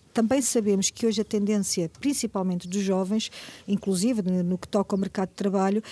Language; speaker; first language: Portuguese; native; Portuguese